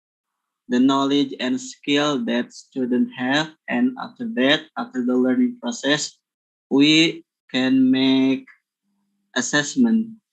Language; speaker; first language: English; non-native, fluent; Indonesian